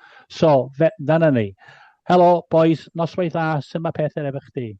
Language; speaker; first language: Welsh; non-native, fluent; English